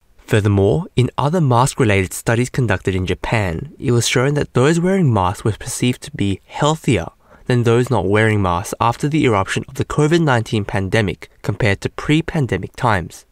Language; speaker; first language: English; non-native, fluent; Korean